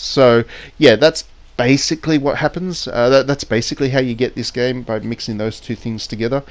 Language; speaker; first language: English; native; English